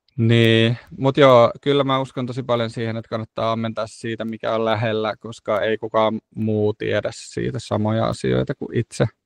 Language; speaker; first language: Finnish; non-native, local second language; Swedish